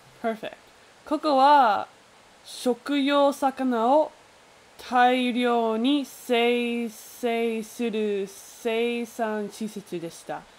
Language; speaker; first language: Japanese; non-native, learner; English